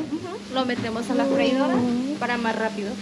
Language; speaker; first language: Spanish; native; Spanish